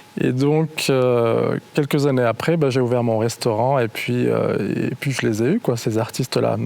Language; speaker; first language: French; non-native, local second language; Arabic